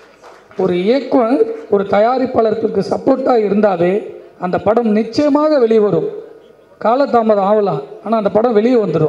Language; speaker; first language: Tamil; native; Tamil